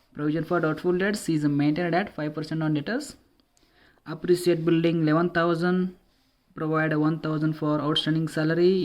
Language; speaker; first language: English; non-native, local second language; Kannada